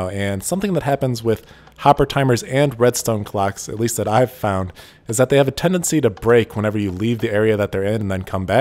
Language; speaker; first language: English; native; English